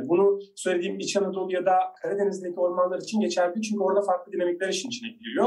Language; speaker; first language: Turkish; native; Turkish